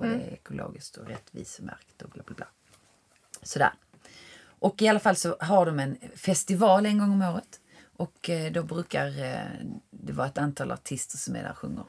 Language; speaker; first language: Swedish; native; Swedish